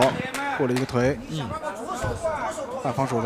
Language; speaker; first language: Chinese; native; Chinese